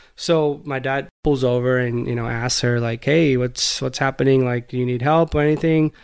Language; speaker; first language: English; non-native, local second language; Gujarati